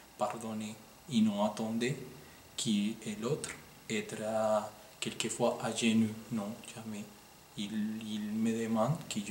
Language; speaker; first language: French; non-native, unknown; Spanish